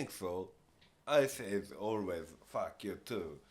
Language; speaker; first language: English; non-native, learner; Japanese